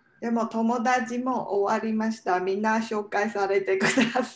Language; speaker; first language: Japanese; non-native, learner; Chinese